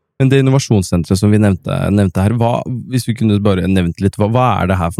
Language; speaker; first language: Norwegian; native; Norwegian